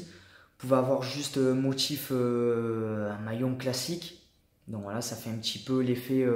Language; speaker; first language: French; native; French